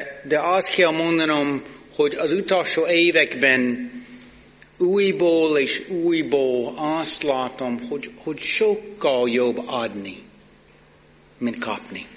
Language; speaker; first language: Hungarian; non-native, fluent; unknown